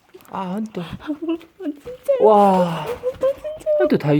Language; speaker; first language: Japanese; non-native, learner; Korean